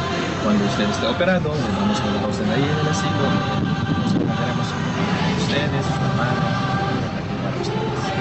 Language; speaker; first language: Spanish; non-native, learner; Filipino